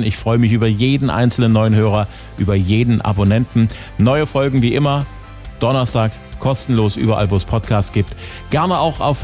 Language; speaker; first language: German; native; German